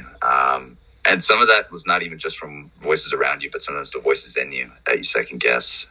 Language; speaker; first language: English; native; English